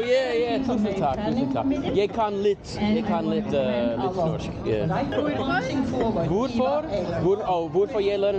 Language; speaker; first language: Norwegian; non-native, learner; English